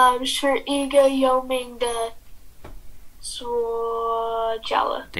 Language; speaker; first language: Chinese; non-native, learner; English